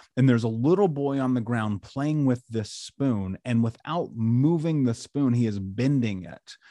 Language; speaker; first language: English; native; English